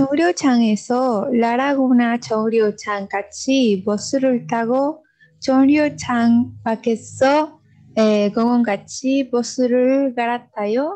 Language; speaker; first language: Korean; non-native, learner; Spanish